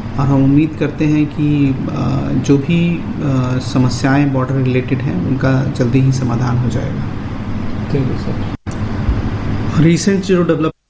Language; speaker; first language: Hindi; native; Hindi